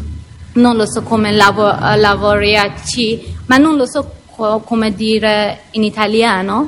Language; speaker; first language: Italian; non-native, learner; Persian